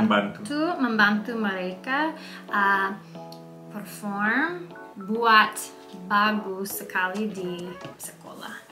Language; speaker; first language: Indonesian; non-native, learner; English